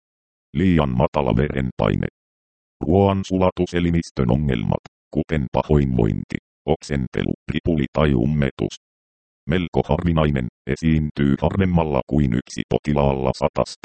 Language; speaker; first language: Finnish; native; Finnish